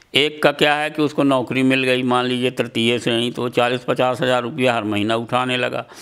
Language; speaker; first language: Hindi; native; Hindi